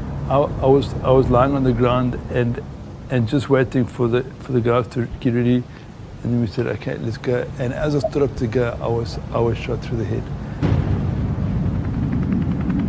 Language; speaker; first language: English; native; English